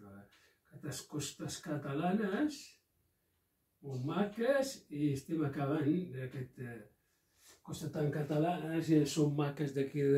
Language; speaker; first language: Catalan; non-native, local second language; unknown